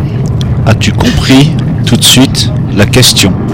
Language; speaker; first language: French; native; French